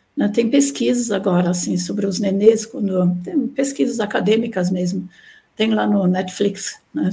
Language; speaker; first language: Portuguese; non-native, fluent; German